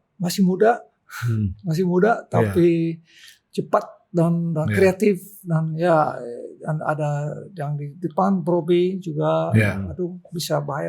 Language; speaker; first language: Indonesian; non-native, local second language; Dutch